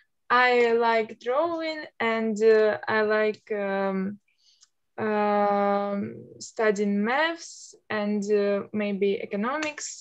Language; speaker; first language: English; non-native, learner; Russian